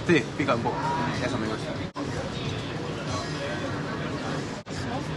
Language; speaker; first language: Spanish; non-native, learner; Japanese